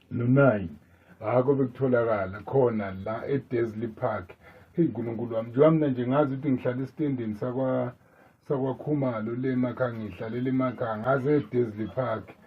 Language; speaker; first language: Zulu; native; Zulu